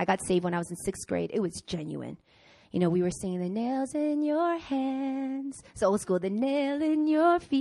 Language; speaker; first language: English; native; English